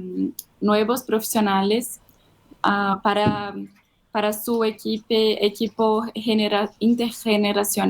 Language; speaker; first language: Spanish; non-native, fluent; Portuguese